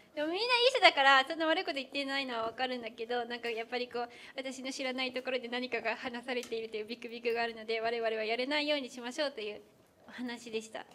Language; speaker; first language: Japanese; native; Japanese